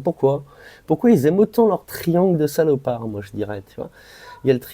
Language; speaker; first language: French; native; French